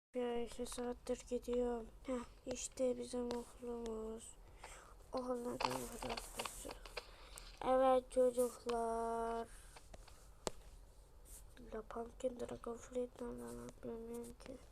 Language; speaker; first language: Turkish; native; Turkish